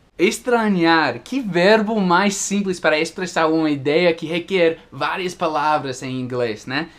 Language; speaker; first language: Portuguese; non-native, fluent; English